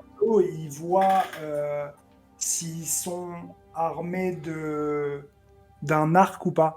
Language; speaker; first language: French; native; French